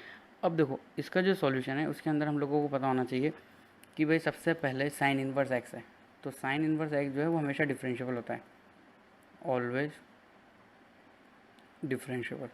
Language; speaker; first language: Hindi; native; Hindi